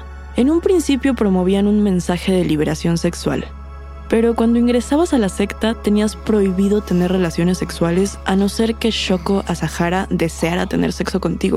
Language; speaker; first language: Spanish; native; Spanish